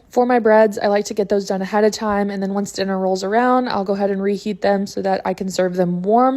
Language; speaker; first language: English; native; English